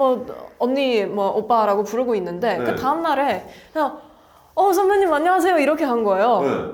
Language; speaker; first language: Korean; non-native, fluent; Chinese